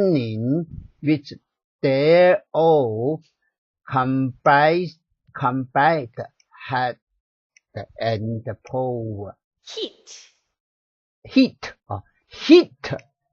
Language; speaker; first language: English; non-native, learner; Chinese